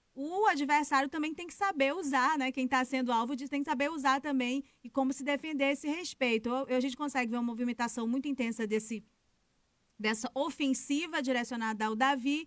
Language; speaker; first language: Portuguese; native; Portuguese